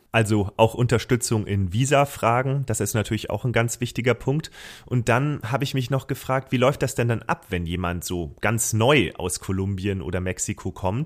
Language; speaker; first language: German; native; German